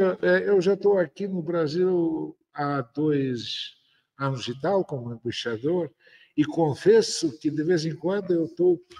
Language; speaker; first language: Portuguese; non-native, fluent; Russian